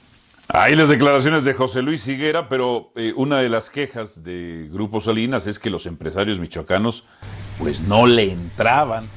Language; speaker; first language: Spanish; native; Spanish